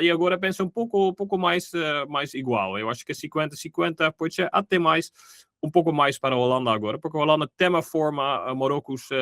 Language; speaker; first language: Portuguese; non-native, fluent; Dutch